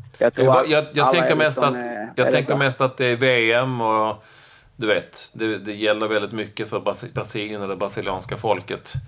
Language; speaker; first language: Swedish; native; Swedish